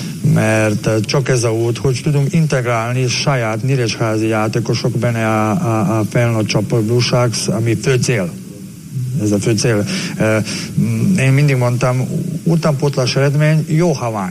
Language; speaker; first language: Hungarian; non-native, learner; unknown